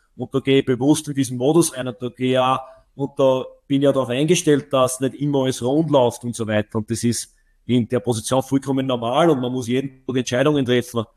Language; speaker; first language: German; native; German